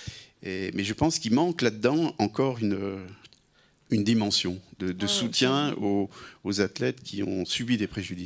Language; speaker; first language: French; native; French